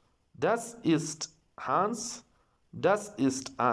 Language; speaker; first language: German; non-native, learner; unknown